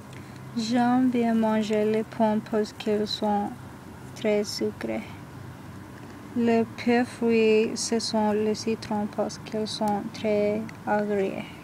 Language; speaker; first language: French; non-native, learner; English